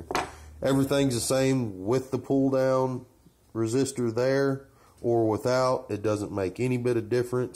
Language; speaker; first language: English; native; English